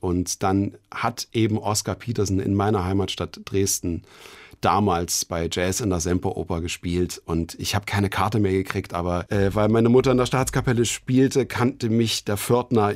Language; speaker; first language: German; native; German